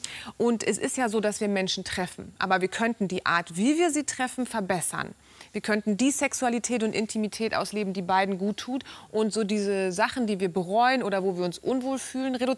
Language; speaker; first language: German; native; German